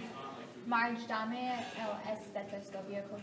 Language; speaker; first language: Spanish; non-native, learner; English